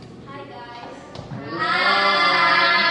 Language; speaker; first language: English; non-native, learner; Indonesian